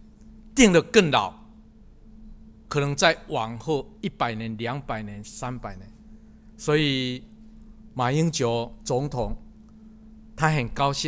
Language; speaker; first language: Chinese; non-native, local second language; Min Nan Chinese